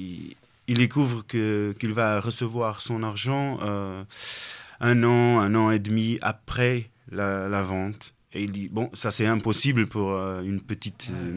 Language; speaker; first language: French; non-native, fluent; Portuguese